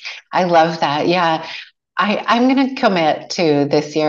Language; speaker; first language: English; native; English